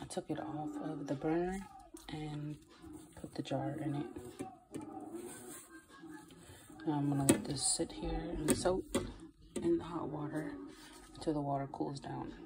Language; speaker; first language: English; native; English